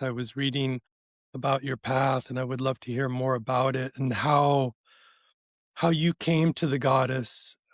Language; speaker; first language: English; native; English